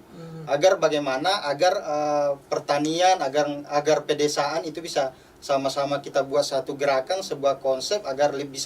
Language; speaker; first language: Indonesian; native; Indonesian